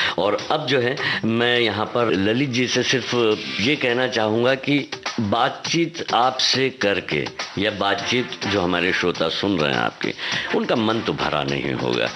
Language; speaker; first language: Hindi; native; Hindi